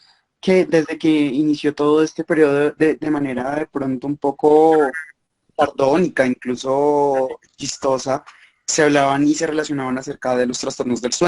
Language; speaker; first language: Spanish; native; Spanish